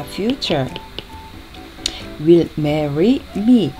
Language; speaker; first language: English; non-native, fluent; Korean